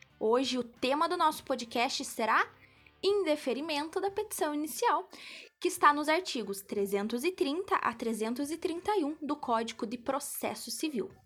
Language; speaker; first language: Portuguese; native; Portuguese